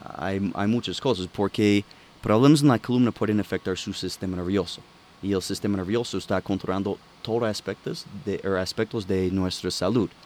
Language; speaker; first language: Spanish; non-native, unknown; English